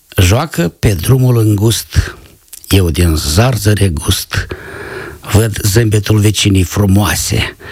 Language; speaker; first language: Romanian; native; Romanian